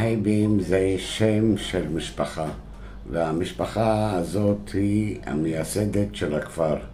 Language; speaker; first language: Hebrew; non-native, local second language; Arabic